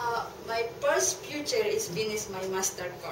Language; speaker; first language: English; non-native, learner; Indonesian